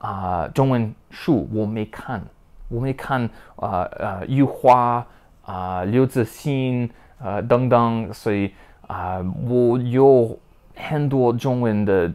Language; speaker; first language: Chinese; non-native, learner; English